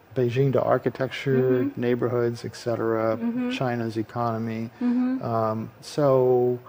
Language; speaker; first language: English; native; English